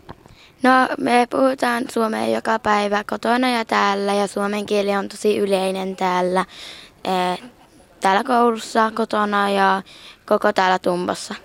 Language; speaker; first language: Finnish; early bilingual, heritage; Finnish